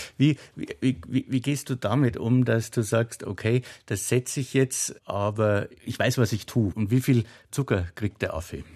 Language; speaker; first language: German; native; German